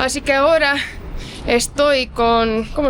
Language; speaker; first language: Spanish; non-native, fluent; Portuguese